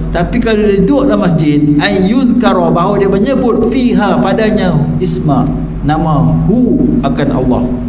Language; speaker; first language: Malay; native; Malay